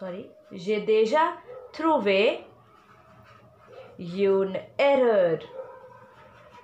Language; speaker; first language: French; non-native, learner; Hindi